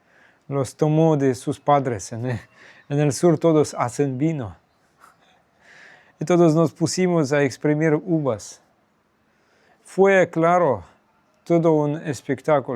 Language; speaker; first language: Spanish; non-native, fluent; Russian